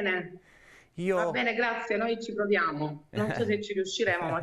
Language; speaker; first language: Italian; native; Italian